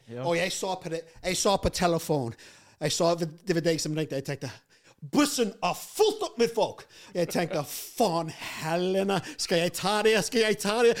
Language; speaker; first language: Norwegian; non-native, fluent; English